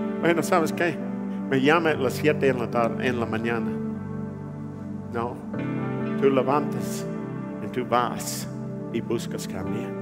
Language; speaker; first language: Spanish; early bilingual, heritage; Spanish